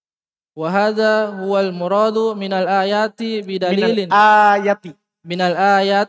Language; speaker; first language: Arabic; non-native, learner; Indonesian